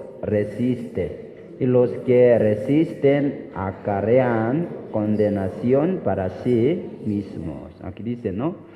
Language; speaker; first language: Spanish; non-native, fluent; Korean